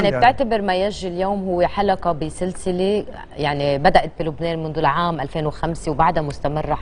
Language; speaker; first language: Arabic; native; Arabic